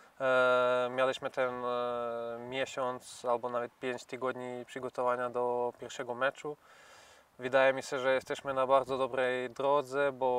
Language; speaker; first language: Polish; non-native, fluent; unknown